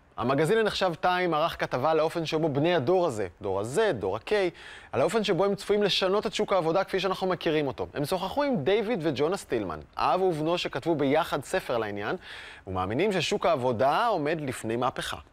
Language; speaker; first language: Hebrew; native; Hebrew